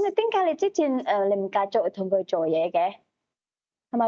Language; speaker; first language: Cantonese; native; Cantonese